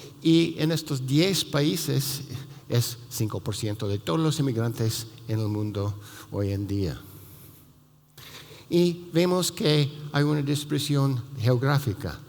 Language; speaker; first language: Spanish; non-native, fluent; English